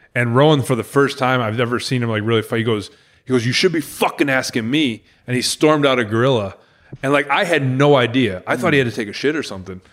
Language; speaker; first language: English; native; English